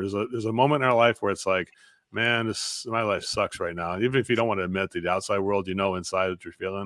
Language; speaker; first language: English; native; English